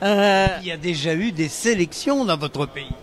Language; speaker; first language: French; native; French